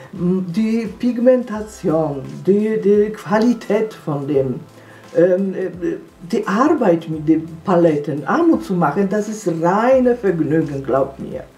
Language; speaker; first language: German; non-native, fluent; Polish